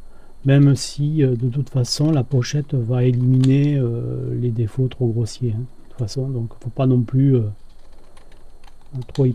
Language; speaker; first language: French; native; French